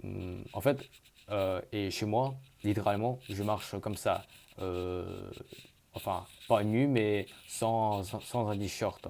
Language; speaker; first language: French; early bilingual, other home language; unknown